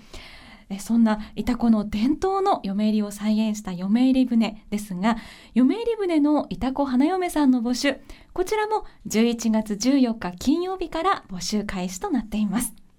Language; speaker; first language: Japanese; native; Japanese